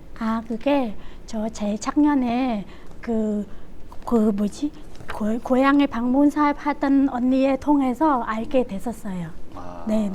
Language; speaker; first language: Korean; non-native, learner; Khmer